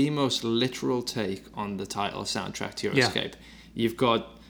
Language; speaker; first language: English; native; English